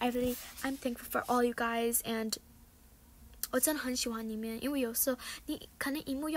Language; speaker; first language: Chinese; early bilingual, heritage; Chinese